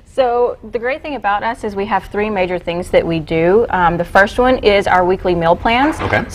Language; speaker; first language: English; native; English